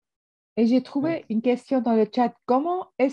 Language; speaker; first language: French; non-native, fluent; German